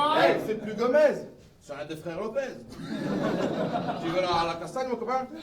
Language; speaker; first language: French; native; French